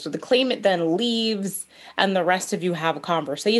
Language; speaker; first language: English; native; English